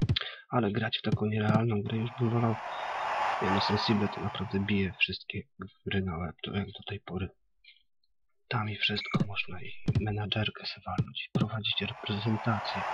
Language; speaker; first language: Polish; native; Polish